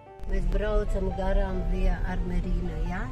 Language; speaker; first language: Latvian; non-native, local second language; Russian